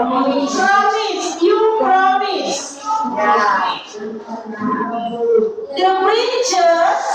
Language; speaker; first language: English; non-native, learner; Indonesian